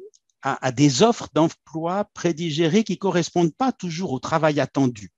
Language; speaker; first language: French; native; French